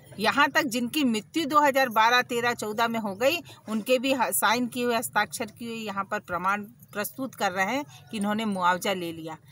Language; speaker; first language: Hindi; native; Hindi